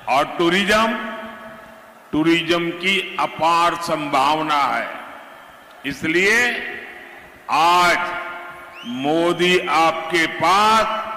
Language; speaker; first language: Hindi; non-native, local second language; Gujarati